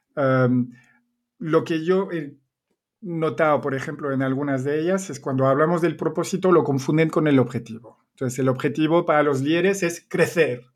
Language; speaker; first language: Spanish; non-native, fluent; French